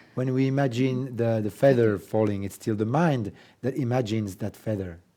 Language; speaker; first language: English; non-native, fluent; French